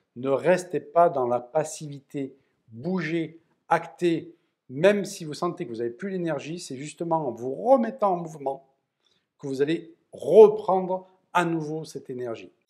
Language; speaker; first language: French; native; French